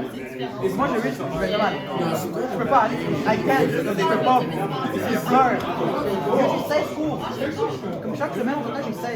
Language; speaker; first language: French; non-native, local second language; English